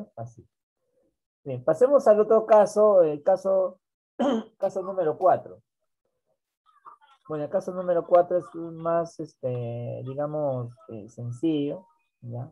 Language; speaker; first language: Spanish; native; Spanish